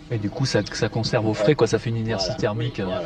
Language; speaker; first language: French; native; French